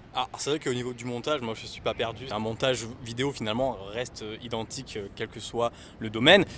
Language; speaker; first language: French; native; French